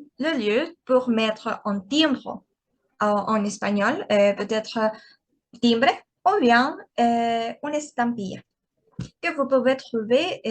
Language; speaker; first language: French; non-native, learner; Spanish